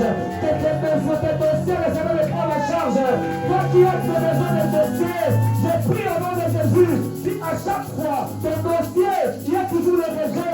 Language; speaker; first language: French; non-native, local second language; Lingala